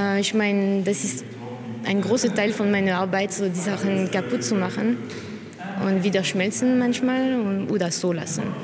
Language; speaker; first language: German; non-native, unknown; French